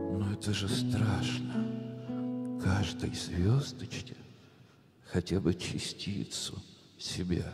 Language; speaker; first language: Russian; native; Russian